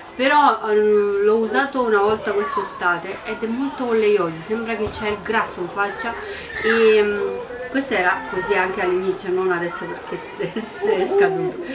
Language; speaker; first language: Italian; non-native, fluent; Romanian